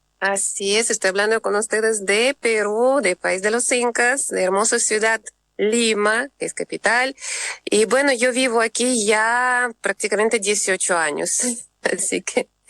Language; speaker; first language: Spanish; non-native, fluent; Russian